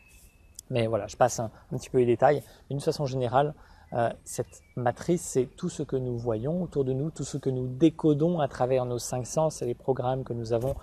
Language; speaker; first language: French; native; French